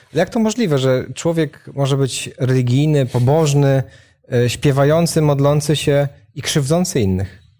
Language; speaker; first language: Polish; native; Polish